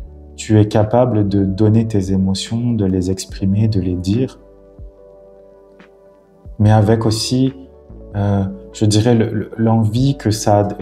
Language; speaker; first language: French; native; French